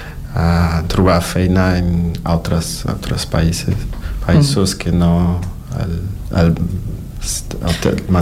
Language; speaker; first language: Catalan; non-native, learner; Portuguese